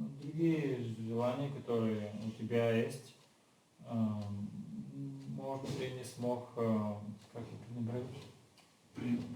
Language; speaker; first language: Russian; non-native, learner; Bulgarian